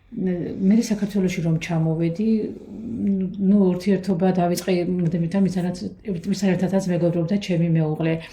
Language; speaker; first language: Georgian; non-native, fluent; Russian